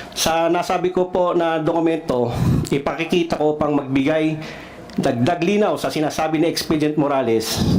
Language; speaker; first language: Filipino; non-native, local second language; Cebuano